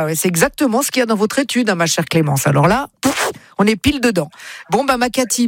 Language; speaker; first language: French; native; French